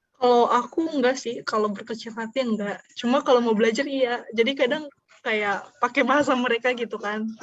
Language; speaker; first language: Indonesian; non-native, local second language; Nias